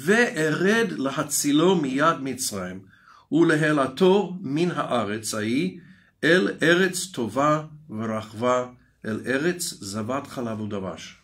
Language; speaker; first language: Hebrew; non-native, fluent; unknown